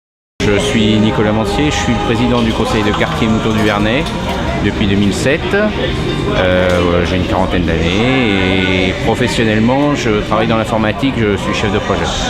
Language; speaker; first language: French; native; French